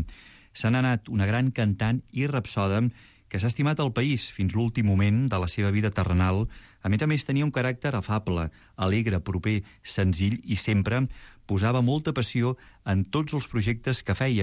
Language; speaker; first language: Catalan; native; Catalan